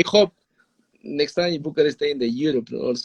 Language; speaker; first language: English; non-native, learner; Spanish